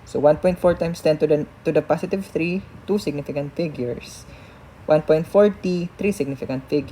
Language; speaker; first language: English; non-native, local second language; Cebuano